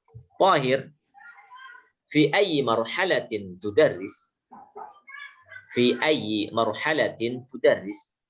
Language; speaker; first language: Arabic; non-native, fluent; Indonesian